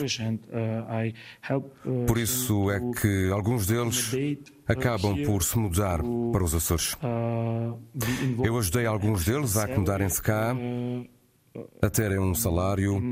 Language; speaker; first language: Portuguese; non-native, fluent; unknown